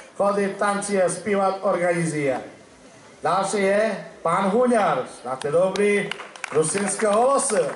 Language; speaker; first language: Slovak; non-native, local second language; Rusyn